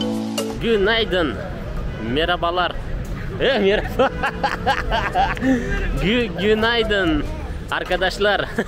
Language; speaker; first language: Turkish; non-native, learner; Kazakh